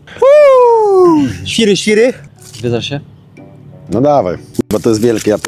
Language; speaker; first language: Polish; native; Polish